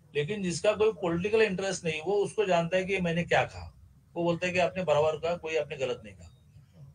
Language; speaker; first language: Hindi; non-native, local second language; Marathi